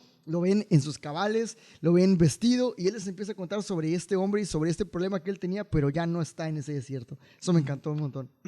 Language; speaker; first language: Spanish; native; Spanish